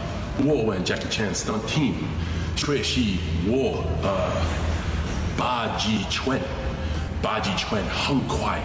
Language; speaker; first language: Chinese; non-native, learner; English